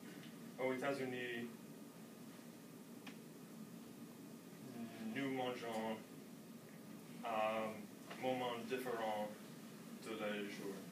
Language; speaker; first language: French; non-native, learner; English